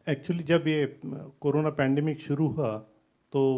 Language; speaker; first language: Hindi; non-native, local second language; Marathi